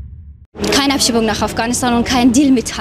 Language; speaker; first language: German; non-native, learner; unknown